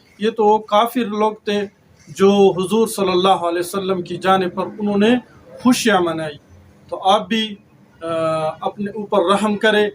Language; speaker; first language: Urdu; non-native, local second language; Pashto